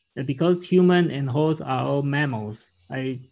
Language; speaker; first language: English; non-native, learner; Chinese